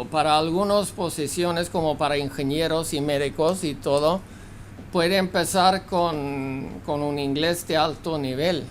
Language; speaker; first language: Spanish; non-native, fluent; Swedish